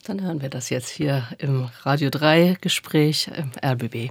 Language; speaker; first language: German; native; German